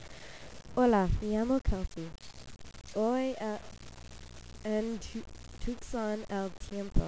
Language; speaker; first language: Spanish; non-native, learner; English